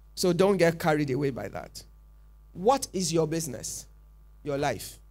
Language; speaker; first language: English; non-native, local second language; Yoruba